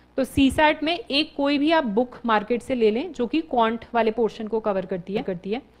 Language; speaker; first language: Hindi; native; Hindi